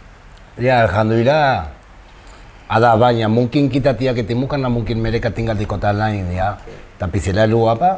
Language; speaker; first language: Indonesian; non-native, fluent; Spanish